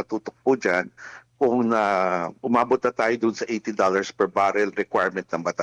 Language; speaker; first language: Filipino; native; Filipino